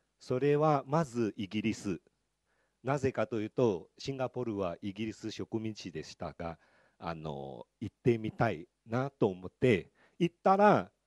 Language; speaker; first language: Japanese; non-native, fluent; Chinese